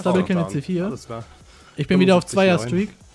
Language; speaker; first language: German; native; German